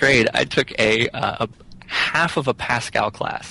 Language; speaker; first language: English; native; English